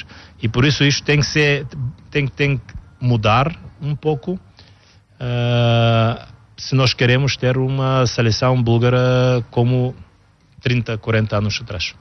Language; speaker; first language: Portuguese; non-native, fluent; Bulgarian